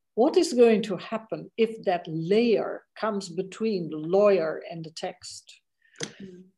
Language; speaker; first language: English; non-native, fluent; Dutch